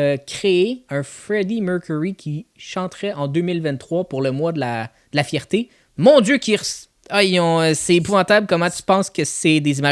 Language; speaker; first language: French; native; French